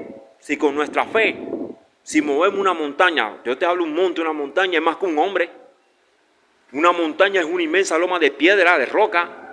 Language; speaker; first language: Spanish; native; Spanish